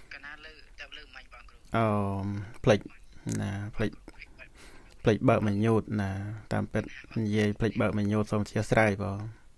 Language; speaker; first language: Khmer; native; Khmer